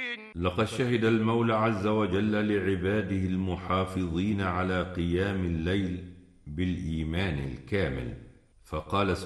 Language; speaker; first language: Arabic; native; Arabic